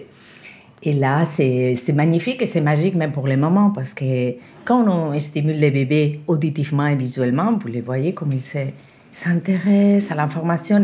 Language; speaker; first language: French; non-native, fluent; Spanish